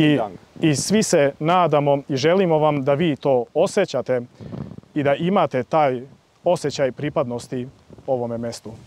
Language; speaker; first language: Croatian; early bilingual, heritage; Serbian